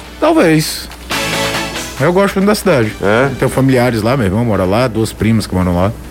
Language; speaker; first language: Portuguese; native; Portuguese